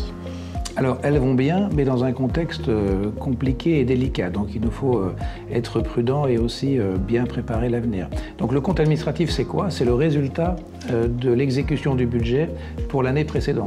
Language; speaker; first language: French; native; French